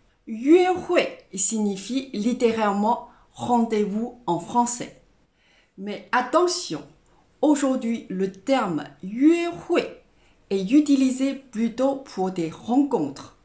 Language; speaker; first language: French; non-native, fluent; Chinese